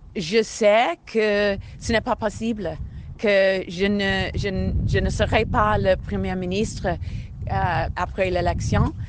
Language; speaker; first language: French; non-native, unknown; English